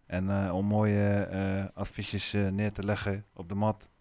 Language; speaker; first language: Dutch; native; Dutch